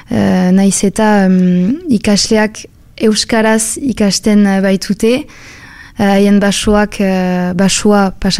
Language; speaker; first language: Basque; non-native, local second language; French